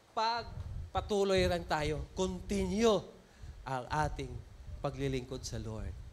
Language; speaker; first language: Filipino; non-native, local second language; Cebuano